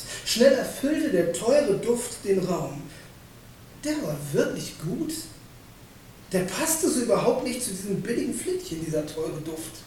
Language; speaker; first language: German; native; German